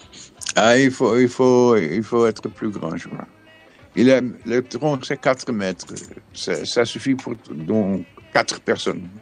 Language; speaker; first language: French; non-native, fluent; Dutch